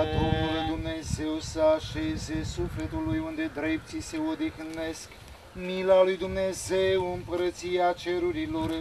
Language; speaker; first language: Romanian; native; Romanian